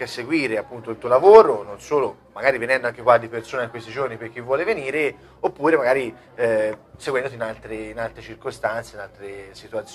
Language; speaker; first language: Italian; native; Italian